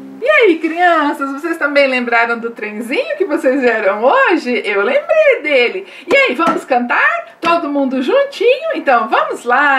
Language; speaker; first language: Portuguese; native; Portuguese